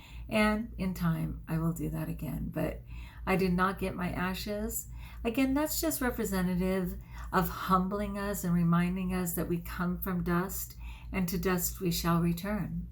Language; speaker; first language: English; native; English